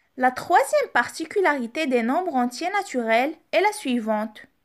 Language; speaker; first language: French; non-native, local second language; Arabic